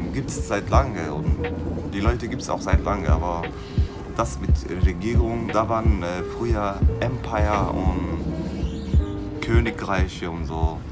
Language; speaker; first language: German; non-native, learner; Somali